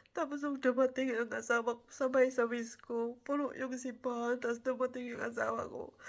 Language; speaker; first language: Filipino; non-native, local second language; Cebuano